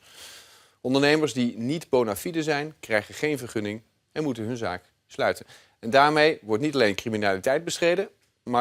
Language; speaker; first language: Dutch; native; Dutch